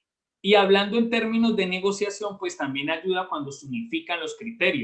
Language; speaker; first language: Spanish; native; Spanish